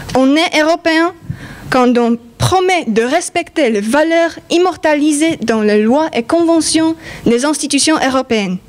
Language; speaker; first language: French; non-native, fluent; Polish